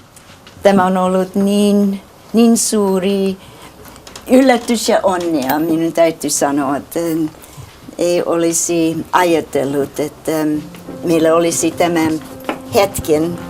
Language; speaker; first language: Finnish; early bilingual, heritage; English